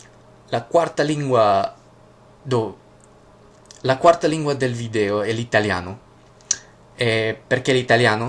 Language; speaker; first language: Italian; non-native, fluent; Russian